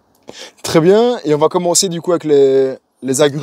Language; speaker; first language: French; native; French